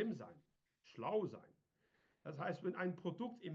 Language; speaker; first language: German; non-native, learner; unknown